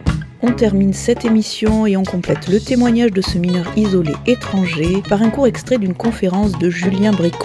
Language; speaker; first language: French; native; French